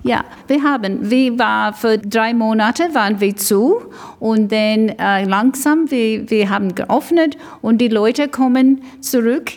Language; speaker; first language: German; early bilingual, heritage; English